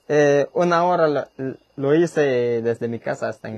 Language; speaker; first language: Spanish; non-native, local second language; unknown